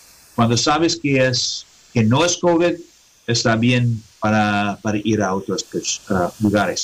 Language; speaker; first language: Spanish; non-native, learner; English